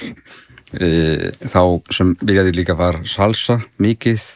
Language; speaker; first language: Icelandic; non-native, fluent; Spanish